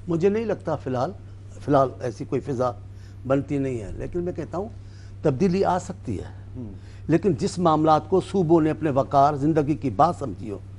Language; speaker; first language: Urdu; non-native, local second language; Sindhi